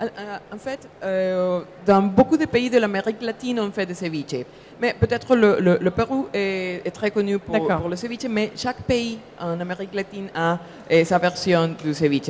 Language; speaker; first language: French; non-native, fluent; Spanish